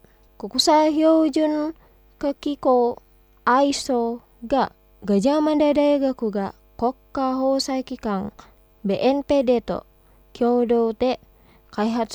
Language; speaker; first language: Japanese; non-native, fluent; Indonesian